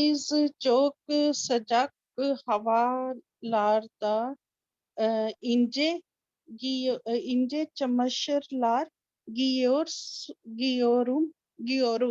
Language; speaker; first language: Turkish; non-native, learner; Urdu